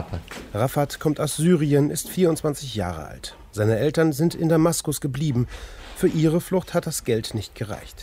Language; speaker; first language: German; native; German